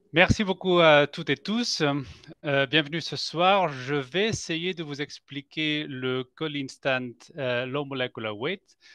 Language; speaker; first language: French; non-native, fluent; Spanish